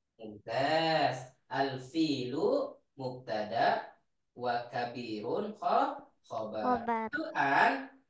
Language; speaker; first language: Arabic; non-native, fluent; Indonesian